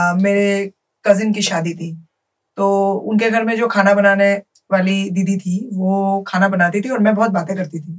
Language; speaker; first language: Hindi; non-native, local second language; Bangla